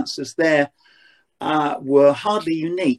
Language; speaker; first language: English; native; English